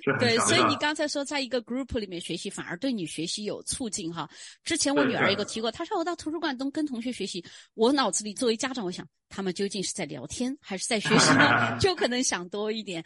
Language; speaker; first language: Chinese; native; Chinese